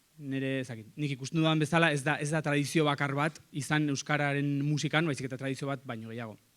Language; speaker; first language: Basque; native; Basque